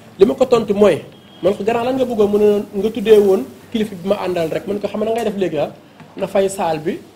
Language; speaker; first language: Wolof; non-native, local second language; Fula